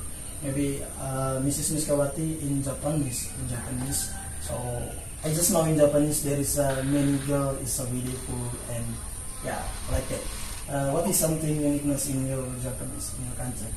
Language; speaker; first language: English; non-native, learner; Indonesian